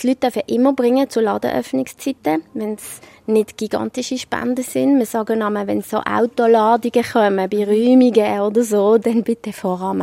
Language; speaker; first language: German; native; German